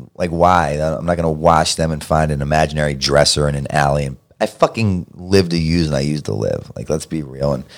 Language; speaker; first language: English; native; English